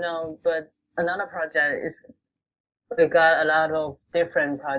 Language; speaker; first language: English; non-native, local second language; Chinese